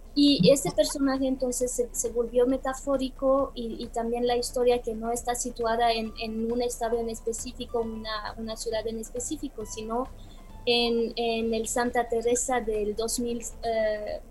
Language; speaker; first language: Spanish; non-native, fluent; Romanian